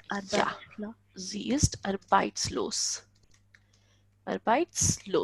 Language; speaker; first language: German; non-native, fluent; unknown